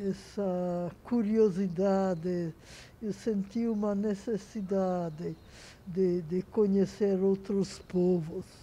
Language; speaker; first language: Portuguese; non-native, fluent; Hungarian